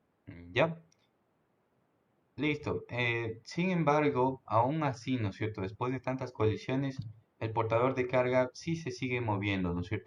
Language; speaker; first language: Spanish; native; Spanish